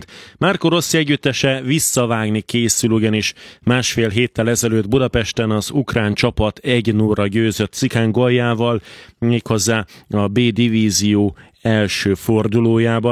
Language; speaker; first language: Hungarian; native; Hungarian